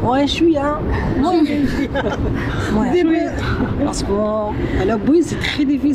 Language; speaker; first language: French; non-native, learner; Arabic